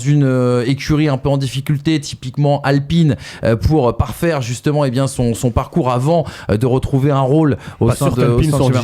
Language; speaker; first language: French; native; French